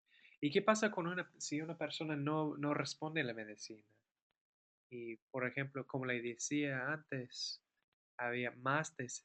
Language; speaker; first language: Spanish; non-native, fluent; English